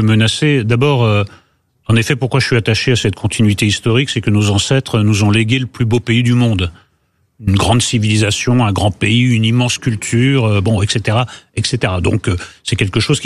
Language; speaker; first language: French; native; French